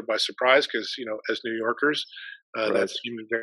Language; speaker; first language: English; native; English